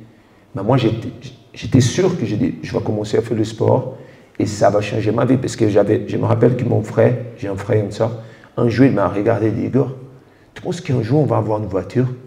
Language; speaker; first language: French; non-native, fluent; Portuguese